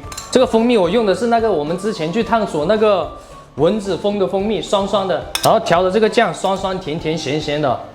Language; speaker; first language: Chinese; native; Chinese